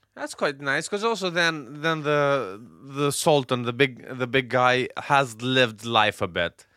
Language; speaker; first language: English; non-native, fluent; Romanian